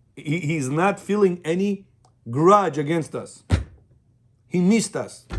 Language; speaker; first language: English; non-native, fluent; Russian